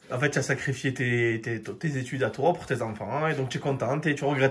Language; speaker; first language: French; native; French